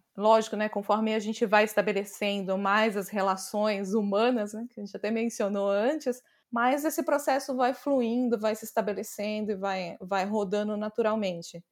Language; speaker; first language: Portuguese; native; Portuguese